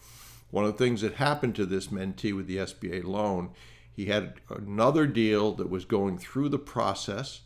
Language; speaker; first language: English; native; English